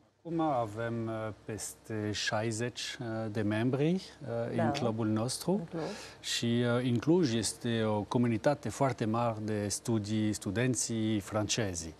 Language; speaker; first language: Romanian; non-native, learner; French